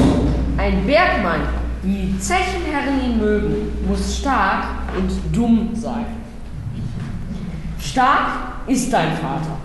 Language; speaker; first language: German; native; German